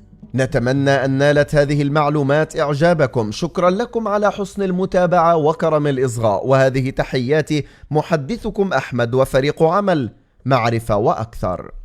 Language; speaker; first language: Arabic; native; Arabic